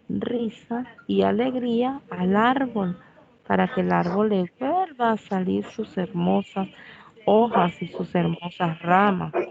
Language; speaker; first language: Spanish; native; Spanish